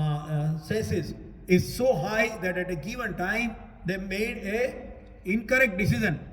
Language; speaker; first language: English; non-native, local second language; Hindi